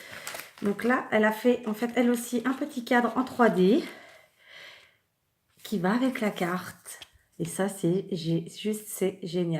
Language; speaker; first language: French; native; French